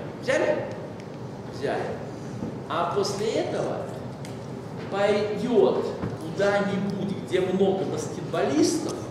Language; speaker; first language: Russian; native; Russian